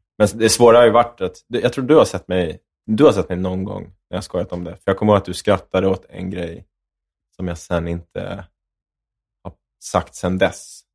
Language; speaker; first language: Swedish; native; Swedish